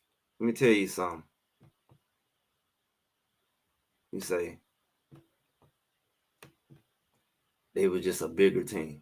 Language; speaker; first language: English; native; English